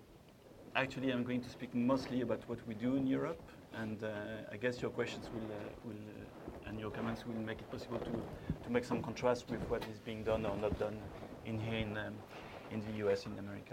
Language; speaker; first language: English; non-native, fluent; French